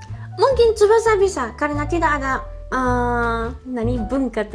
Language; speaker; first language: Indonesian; non-native, learner; Japanese